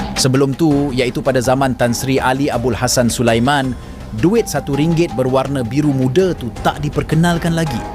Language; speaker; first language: Malay; native; Malay